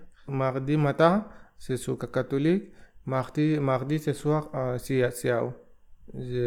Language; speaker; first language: French; non-native, learner; Arabic